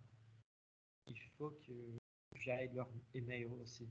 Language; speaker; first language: French; non-native, fluent; Portuguese